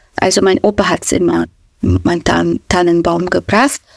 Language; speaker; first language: German; non-native, fluent; Russian